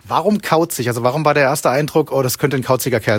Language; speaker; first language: German; native; German